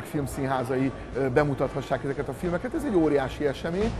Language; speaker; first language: Hungarian; native; Hungarian